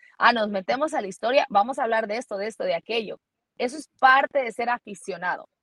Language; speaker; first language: Spanish; early bilingual, heritage; Spanish